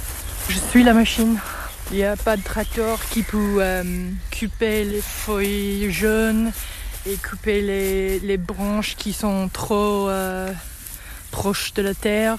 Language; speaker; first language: French; non-native, learner; English